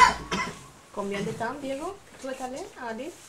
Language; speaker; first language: French; non-native, learner; Spanish